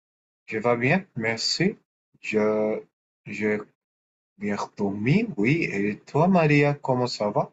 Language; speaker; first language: French; non-native, learner; Portuguese